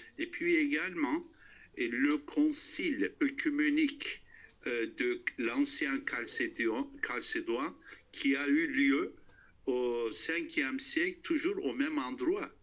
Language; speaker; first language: French; non-native, fluent; Turkish